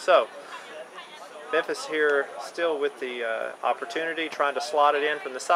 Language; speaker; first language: English; native; English